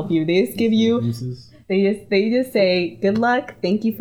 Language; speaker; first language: English; non-native, local second language; Cantonese